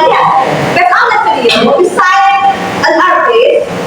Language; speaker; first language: English; non-native, fluent; Indonesian